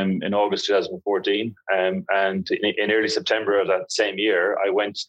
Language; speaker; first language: English; native; English